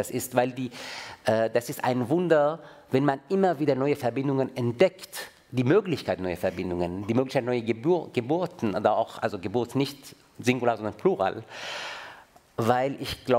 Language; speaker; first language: German; non-native, fluent; Persian